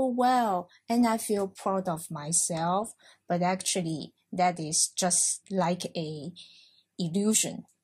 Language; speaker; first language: English; non-native, fluent; Chinese